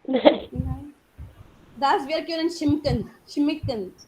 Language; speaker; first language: German; non-native, learner; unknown